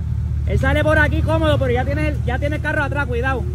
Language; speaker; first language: Spanish; native; Spanish